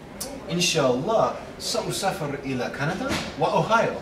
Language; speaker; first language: Arabic; non-native, learner; English